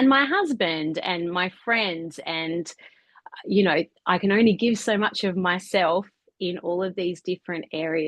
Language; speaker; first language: English; native; English